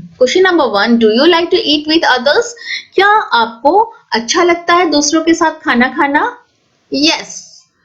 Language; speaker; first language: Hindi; non-native, local second language; Assamese